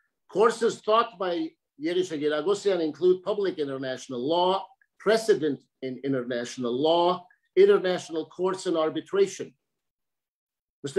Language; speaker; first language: English; early bilingual, other home language; Armenian